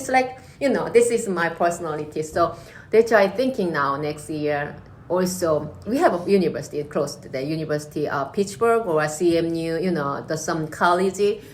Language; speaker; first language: English; non-native, learner; Korean